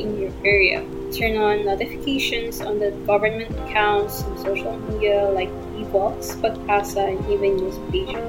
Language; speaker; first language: English; non-native, local second language; Filipino